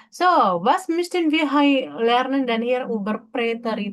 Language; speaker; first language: German; non-native, fluent; Indonesian